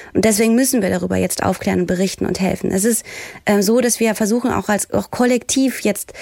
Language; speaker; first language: German; early bilingual, other home language; Persian